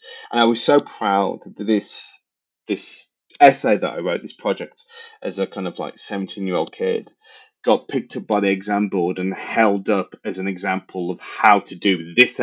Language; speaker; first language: English; native; English